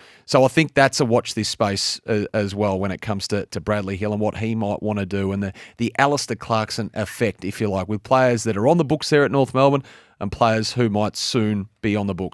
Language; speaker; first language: English; native; English